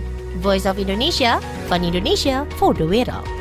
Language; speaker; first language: Dutch; non-native, fluent; Indonesian